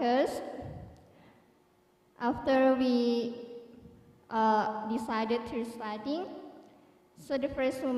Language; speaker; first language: English; non-native, learner; Thai